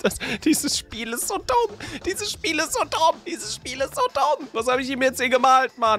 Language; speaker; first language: German; native; German